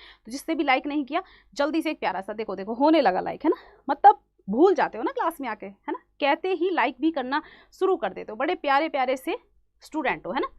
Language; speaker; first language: Hindi; native; Hindi